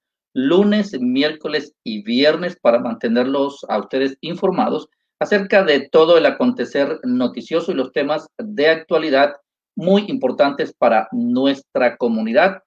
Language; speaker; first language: Spanish; native; Spanish